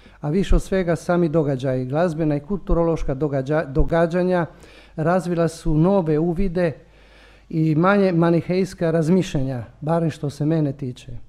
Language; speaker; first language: Croatian; non-native, local second language; Italian